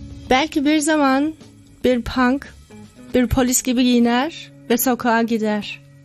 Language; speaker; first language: Turkish; non-native, learner; German